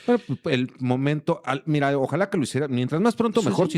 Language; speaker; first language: Spanish; native; Spanish